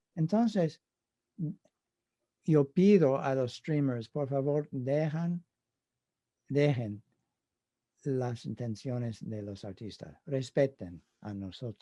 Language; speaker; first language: Spanish; non-native, fluent; English